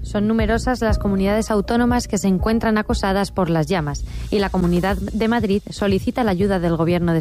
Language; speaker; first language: Spanish; native; Spanish